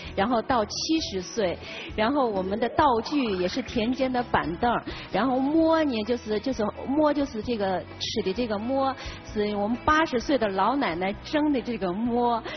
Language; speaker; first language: Chinese; native; Chinese